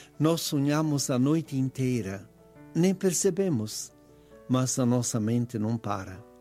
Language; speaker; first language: Portuguese; non-native, fluent; Italian